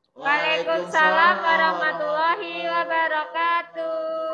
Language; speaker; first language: Indonesian; native; Indonesian